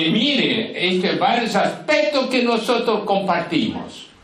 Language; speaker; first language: Spanish; non-native, fluent; Portuguese